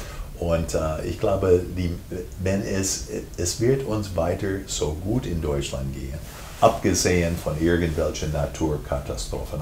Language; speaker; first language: German; non-native, fluent; English